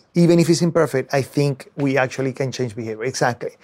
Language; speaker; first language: English; non-native, fluent; Spanish